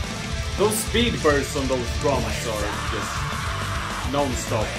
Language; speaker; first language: English; non-native, fluent; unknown